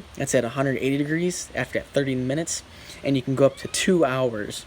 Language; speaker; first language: English; native; English